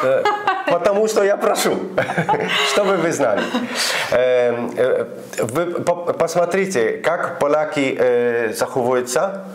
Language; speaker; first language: Russian; non-native, learner; Polish